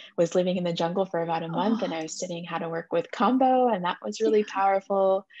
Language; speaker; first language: English; native; English